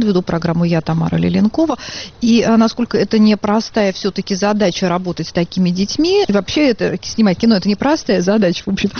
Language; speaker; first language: Russian; native; Russian